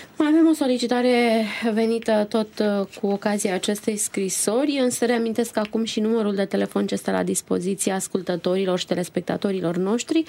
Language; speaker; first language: Romanian; native; Romanian